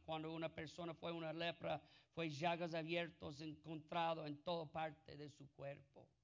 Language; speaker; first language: Spanish; non-native, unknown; English